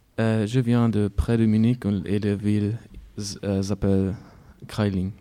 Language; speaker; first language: French; non-native, learner; German